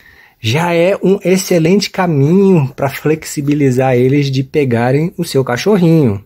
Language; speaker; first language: Portuguese; native; Portuguese